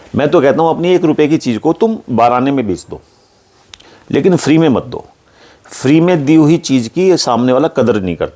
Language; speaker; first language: Hindi; native; Hindi